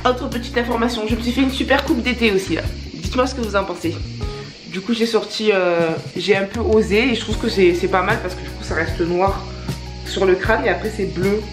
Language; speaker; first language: French; native; French